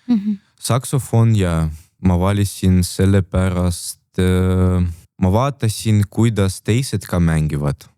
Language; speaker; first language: Estonian; non-native, local second language; Russian